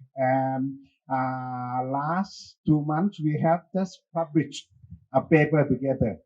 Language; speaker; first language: English; non-native, fluent; Thai